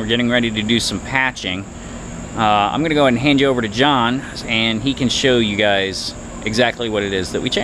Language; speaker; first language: English; native; English